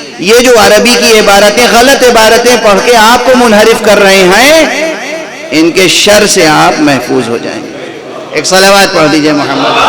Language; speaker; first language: Urdu; native; Urdu